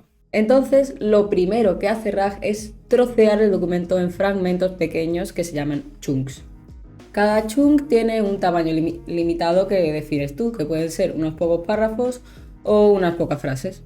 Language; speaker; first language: Spanish; native; Spanish